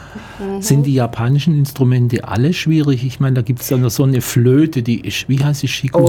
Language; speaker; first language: German; native; German